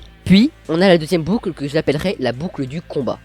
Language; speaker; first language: French; native; French